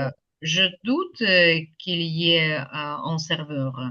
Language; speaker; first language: French; non-native, fluent; Ukrainian